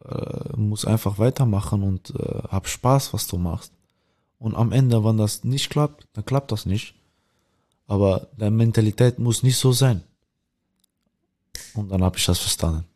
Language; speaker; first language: German; non-native, learner; Dutch